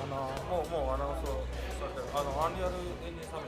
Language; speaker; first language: Japanese; native; Japanese